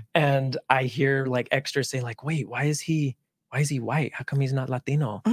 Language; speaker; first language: English; early bilingual, other home language; Spanish